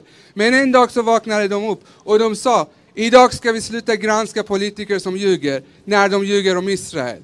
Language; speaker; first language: Swedish; early bilingual, other home language; Persian